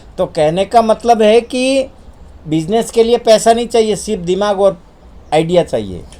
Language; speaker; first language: Hindi; non-native, local second language; Gujarati